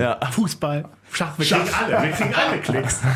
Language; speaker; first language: German; native; German